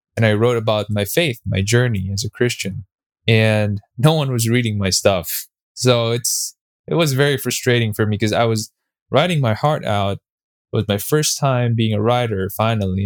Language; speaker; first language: English; non-native, local second language; Filipino